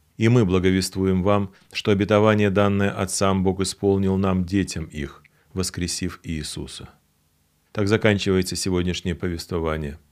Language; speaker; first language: Russian; native; Russian